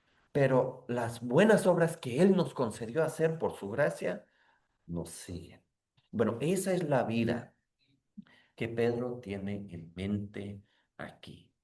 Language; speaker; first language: Spanish; native; Spanish